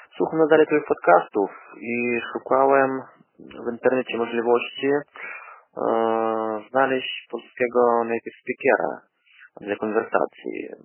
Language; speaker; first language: Polish; non-native, learner; Russian